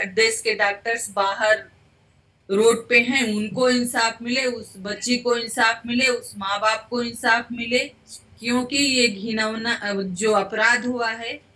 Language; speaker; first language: Hindi; native; Hindi